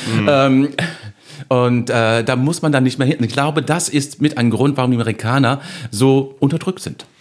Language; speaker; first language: German; non-native, fluent; English